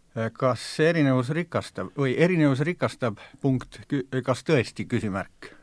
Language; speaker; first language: Estonian; native; Estonian